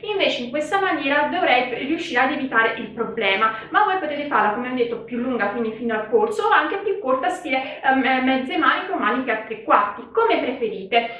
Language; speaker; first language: Italian; native; Italian